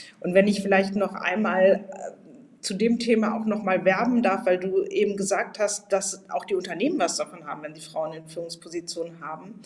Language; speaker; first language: German; native; German